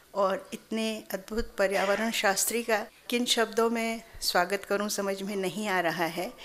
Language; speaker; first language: Hindi; native; Hindi